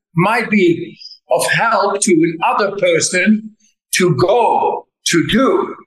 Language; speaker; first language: English; non-native, fluent; Dutch